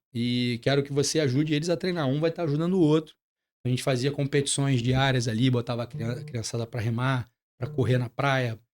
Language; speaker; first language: Portuguese; native; Portuguese